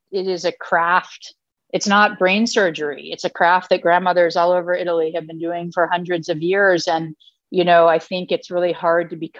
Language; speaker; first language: English; native; English